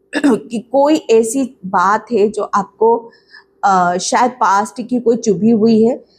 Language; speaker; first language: Hindi; native; Hindi